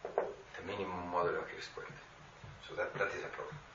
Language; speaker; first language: English; non-native, fluent; Slovenian